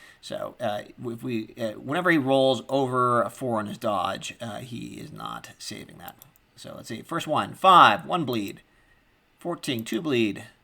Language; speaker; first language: English; native; English